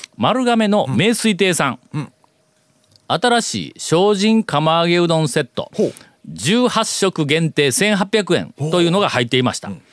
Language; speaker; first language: Japanese; native; Japanese